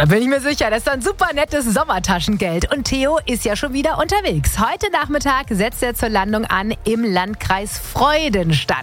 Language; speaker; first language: German; native; German